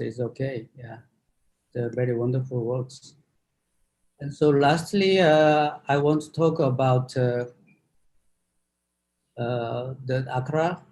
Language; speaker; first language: English; non-native, fluent; Korean